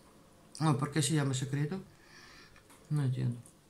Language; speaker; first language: Spanish; non-native, learner; Russian